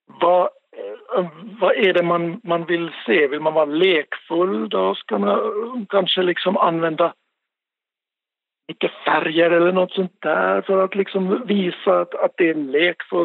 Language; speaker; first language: Swedish; non-native, local second language; Finnish